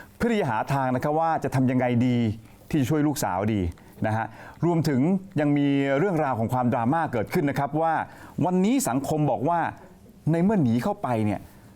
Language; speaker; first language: Thai; native; Thai